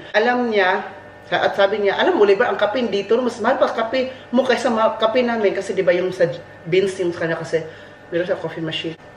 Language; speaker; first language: Filipino; non-native, local second language; Cebuano